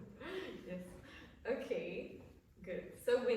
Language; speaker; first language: English; non-native, fluent; Polish